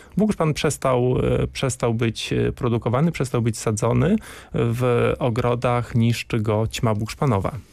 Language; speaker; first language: Polish; native; Polish